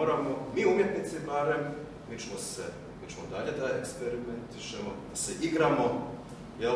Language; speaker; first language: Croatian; early bilingual, heritage; German